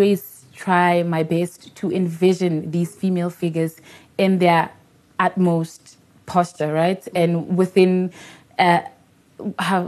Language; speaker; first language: English; non-native, local second language; Tswana